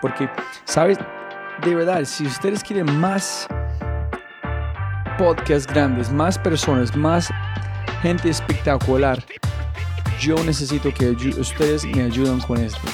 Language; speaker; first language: Spanish; non-native, learner; English